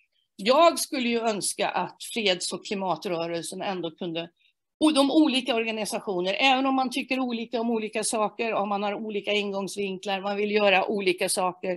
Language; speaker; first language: Swedish; native; Swedish